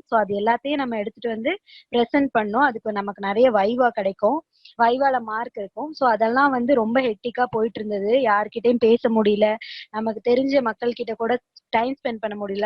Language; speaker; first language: Tamil; native; Tamil